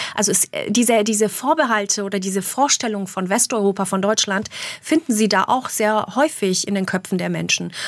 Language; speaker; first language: German; early bilingual, other home language; Albanian